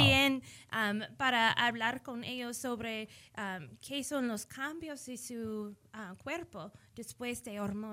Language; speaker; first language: Spanish; early bilingual, heritage; English